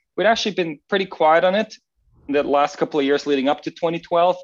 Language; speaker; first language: English; non-native, fluent; Dutch